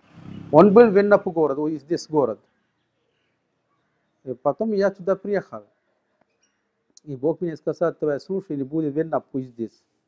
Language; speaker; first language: Russian; non-native, learner; Sinhala